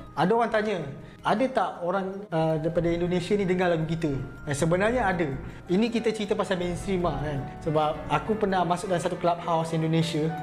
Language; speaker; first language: Malay; native; Malay